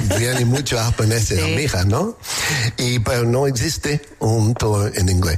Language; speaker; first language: Spanish; non-native, learner; English